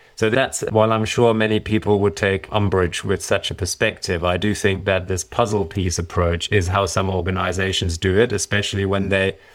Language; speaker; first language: English; early bilingual, other home language; German